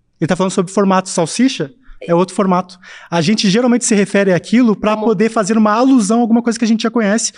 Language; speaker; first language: Portuguese; native; Portuguese